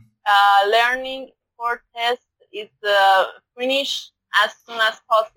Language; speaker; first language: English; non-native, learner; Persian